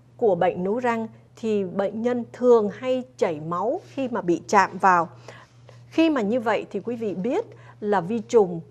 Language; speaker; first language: Vietnamese; early bilingual, other home language; English